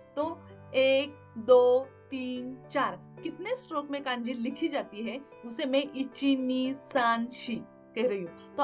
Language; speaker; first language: Hindi; non-native, local second language; Marathi